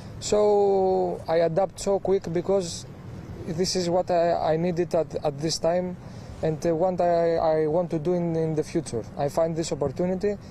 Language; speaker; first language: English; non-native, fluent; Greek